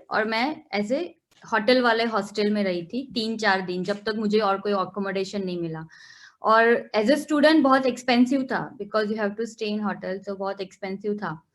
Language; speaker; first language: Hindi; non-native, local second language; Gujarati